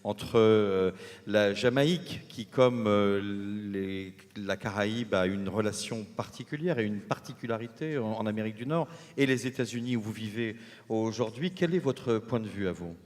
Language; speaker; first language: French; native; French